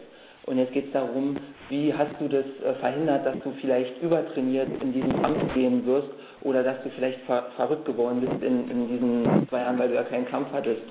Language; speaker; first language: German; native; German